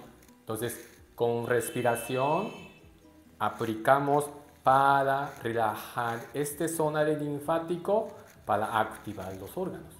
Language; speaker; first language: Spanish; non-native, learner; Japanese